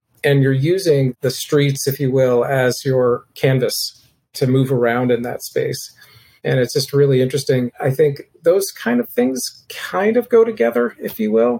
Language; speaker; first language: English; native; English